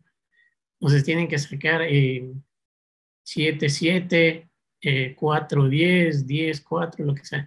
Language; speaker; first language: Spanish; native; Spanish